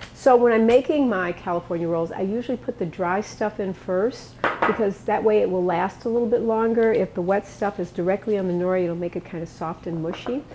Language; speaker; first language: English; native; English